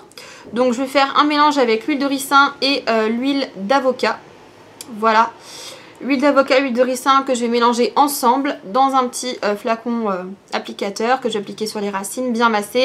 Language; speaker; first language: French; native; French